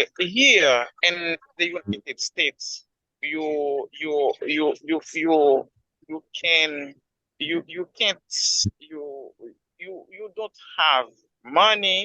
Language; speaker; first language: English; non-native, learner; Haitian Creole